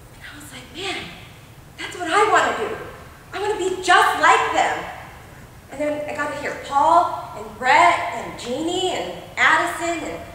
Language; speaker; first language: English; native; English